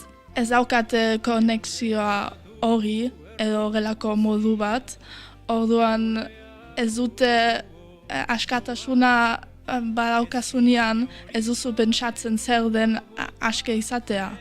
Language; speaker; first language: Basque; early bilingual, heritage; Basque